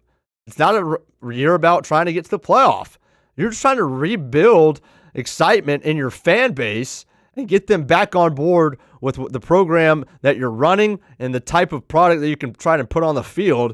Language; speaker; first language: English; native; English